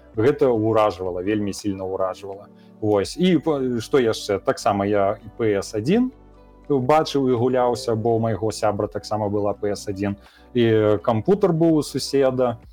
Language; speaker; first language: Belarusian; non-native, local second language; Russian